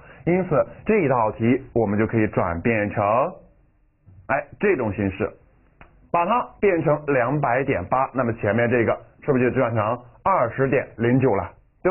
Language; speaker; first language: Chinese; native; Chinese